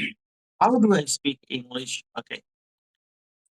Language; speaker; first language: English; non-native, fluent; Hindi